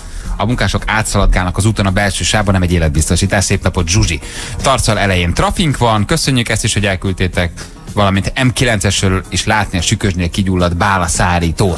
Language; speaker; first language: Hungarian; native; Hungarian